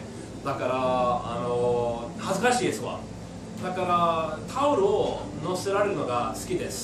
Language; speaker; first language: Japanese; non-native, fluent; English